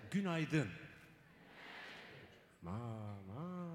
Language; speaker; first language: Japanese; non-native, learner; Turkish